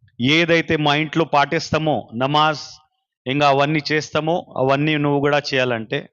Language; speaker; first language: Telugu; non-native, local second language; Urdu